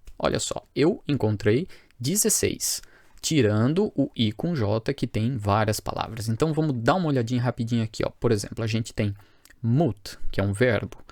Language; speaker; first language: Portuguese; native; Portuguese